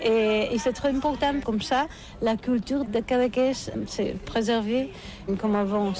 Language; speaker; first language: French; non-native, learner; Catalan